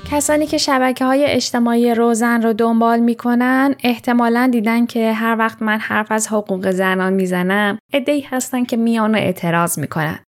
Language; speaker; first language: Persian; native; Persian